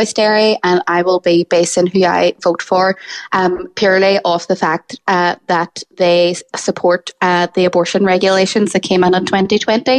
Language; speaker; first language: English; native; English